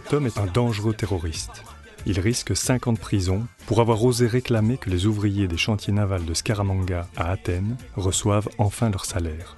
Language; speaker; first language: French; native; French